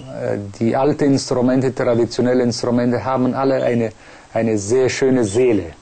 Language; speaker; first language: German; non-native, fluent; Persian